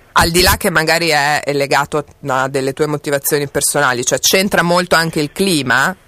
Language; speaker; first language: Italian; native; Italian